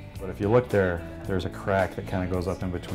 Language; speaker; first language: English; native; English